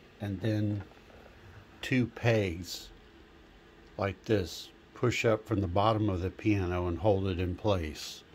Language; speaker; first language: English; native; English